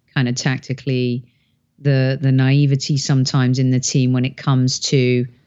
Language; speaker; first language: English; native; English